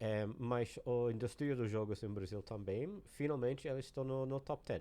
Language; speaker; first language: Portuguese; non-native, learner; English